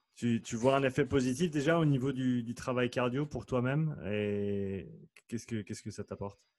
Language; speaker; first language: French; native; French